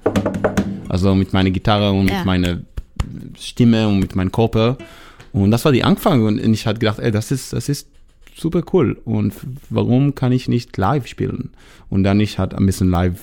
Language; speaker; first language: German; non-native, learner; Hebrew